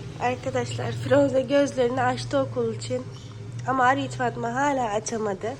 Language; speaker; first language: Turkish; non-native, fluent; Urdu